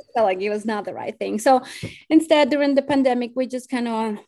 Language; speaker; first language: English; non-native, fluent; Spanish